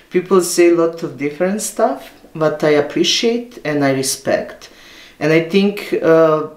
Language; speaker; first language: English; non-native, learner; Serbian